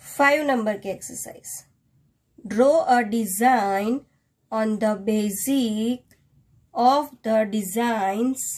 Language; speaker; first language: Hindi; non-native, local second language; Gujarati